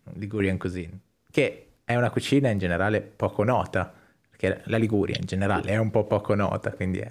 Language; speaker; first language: Italian; native; Italian